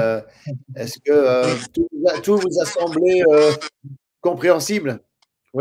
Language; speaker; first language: French; native; French